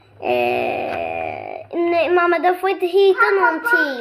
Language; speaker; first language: Swedish; early bilingual, other home language; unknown